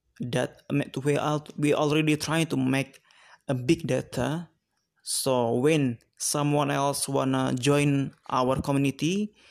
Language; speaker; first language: English; non-native, learner; Indonesian